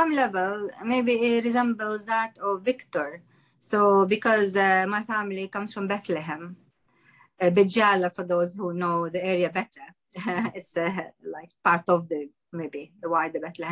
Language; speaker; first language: English; non-native, fluent; Arabic